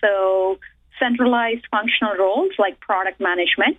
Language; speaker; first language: English; non-native, local second language; Telugu